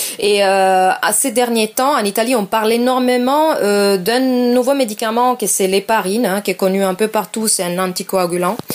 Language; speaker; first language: French; non-native, fluent; Italian